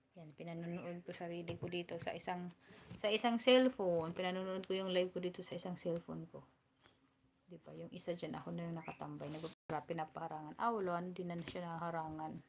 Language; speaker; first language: Filipino; non-native, local second language; Waray